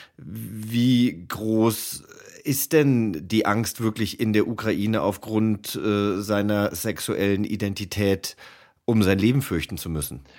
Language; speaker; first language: German; native; German